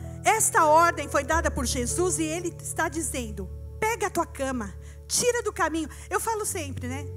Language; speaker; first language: Portuguese; native; Portuguese